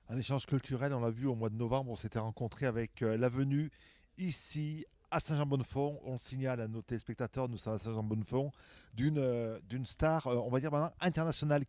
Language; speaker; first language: French; native; French